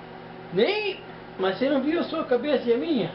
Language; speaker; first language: Portuguese; native; Portuguese